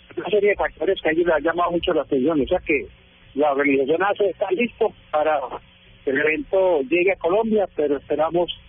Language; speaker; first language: Spanish; native; Spanish